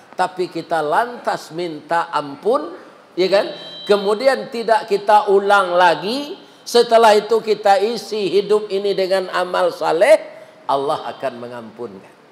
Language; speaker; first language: Malay; non-native, local second language; Minangkabau